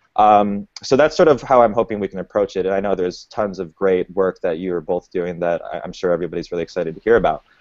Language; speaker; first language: English; native; English